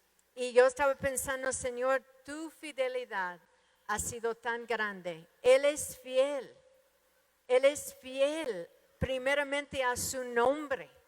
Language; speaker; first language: Spanish; non-native, fluent; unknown